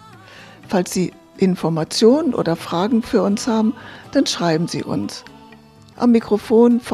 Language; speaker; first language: German; native; German